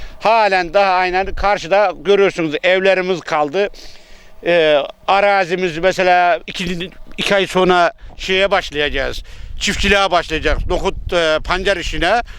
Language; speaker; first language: Turkish; native; Turkish